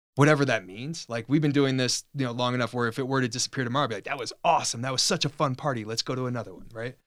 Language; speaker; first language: English; native; English